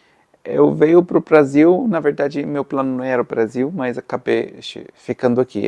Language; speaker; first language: Portuguese; non-native, fluent; Arabic